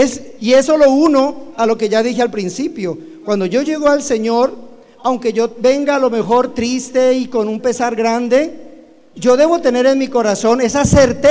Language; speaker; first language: Spanish; native; Spanish